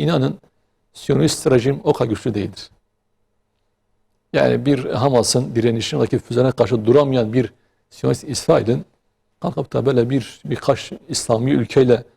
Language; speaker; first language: Turkish; native; Turkish